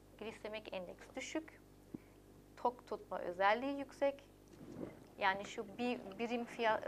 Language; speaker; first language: Turkish; early bilingual, heritage; German